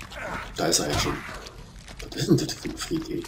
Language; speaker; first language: German; native; German